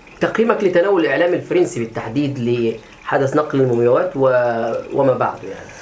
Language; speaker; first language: Arabic; native; Arabic